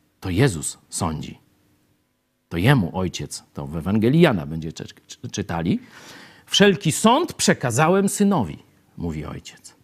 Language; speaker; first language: Polish; native; Polish